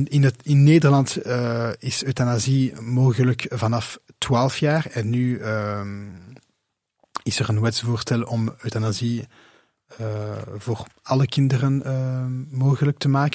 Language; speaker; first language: Dutch; non-native, local second language; French